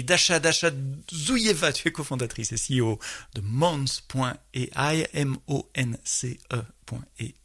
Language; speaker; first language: French; native; French